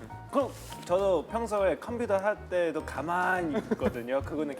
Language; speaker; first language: Korean; non-native, fluent; Chinese